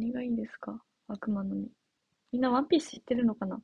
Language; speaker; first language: Japanese; native; Japanese